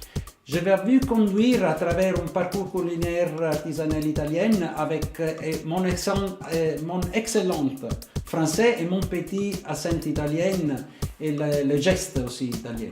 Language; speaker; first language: French; non-native, fluent; Italian